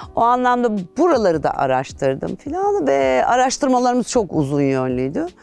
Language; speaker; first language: Turkish; native; Turkish